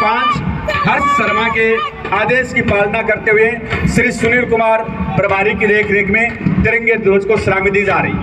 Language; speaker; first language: Hindi; native; Hindi